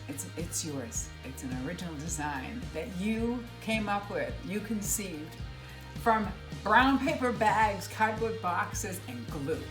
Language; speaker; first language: English; native; English